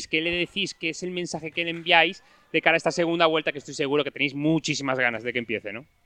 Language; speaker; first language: Spanish; native; Spanish